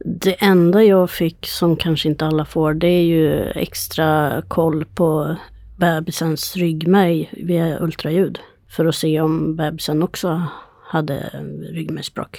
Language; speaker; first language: Swedish; native; Swedish